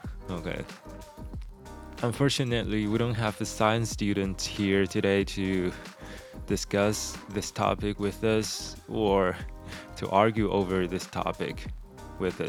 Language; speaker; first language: English; non-native, fluent; Chinese